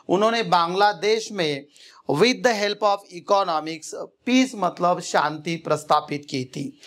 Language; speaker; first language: Hindi; non-native, local second language; Marathi